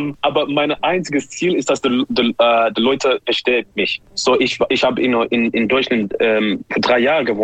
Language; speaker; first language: German; non-native, learner; English